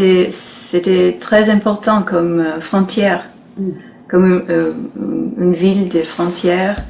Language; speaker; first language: French; non-native, learner; English